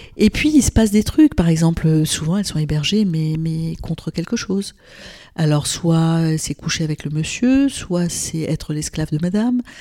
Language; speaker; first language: French; non-native, local second language; Arabic